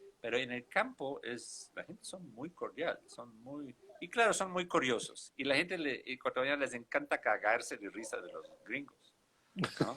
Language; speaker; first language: Spanish; non-native, fluent; German